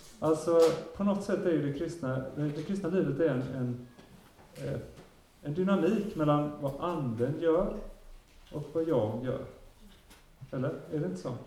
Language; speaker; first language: Swedish; native; Swedish